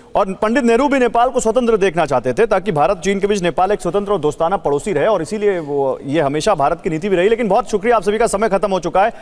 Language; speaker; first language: Hindi; native; Hindi